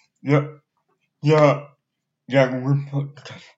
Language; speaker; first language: Swedish; non-native, learner; Spanish